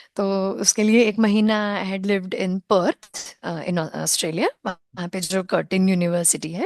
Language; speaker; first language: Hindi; non-native, local second language; Konkani